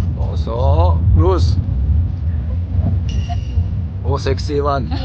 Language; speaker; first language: English; non-native, learner; Japanese